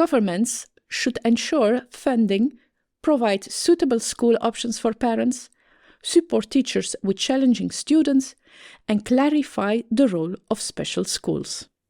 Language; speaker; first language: English; non-native, fluent; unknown